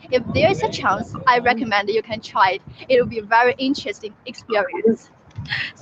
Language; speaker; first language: English; non-native, fluent; Chinese